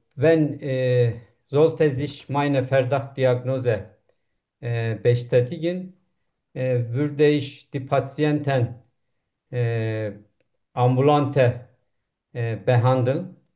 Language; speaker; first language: German; non-native, learner; Turkish